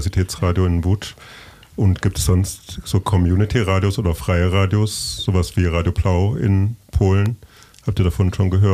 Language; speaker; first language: German; native; German